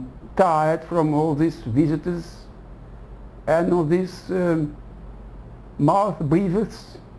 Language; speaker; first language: English; non-native, fluent; Russian